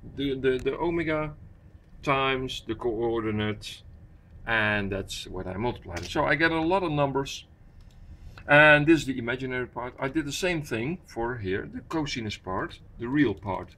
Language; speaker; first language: English; non-native, fluent; Dutch